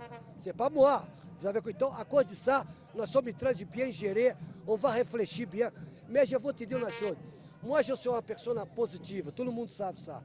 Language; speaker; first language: French; non-native, fluent; Portuguese